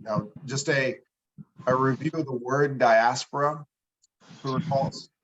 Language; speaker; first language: English; native; English